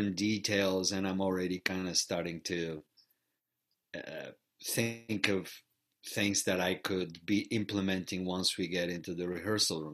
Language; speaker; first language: English; non-native, fluent; Bulgarian